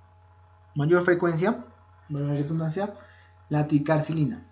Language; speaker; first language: Spanish; native; Spanish